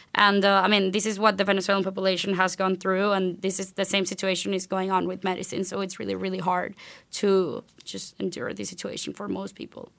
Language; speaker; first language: English; non-native, fluent; Spanish